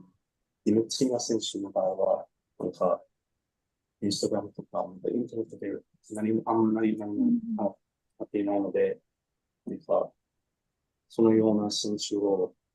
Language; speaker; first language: Japanese; non-native, learner; English